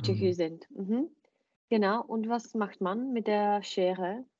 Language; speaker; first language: German; non-native, fluent; Czech